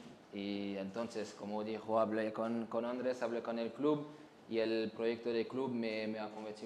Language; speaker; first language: Spanish; non-native, learner; French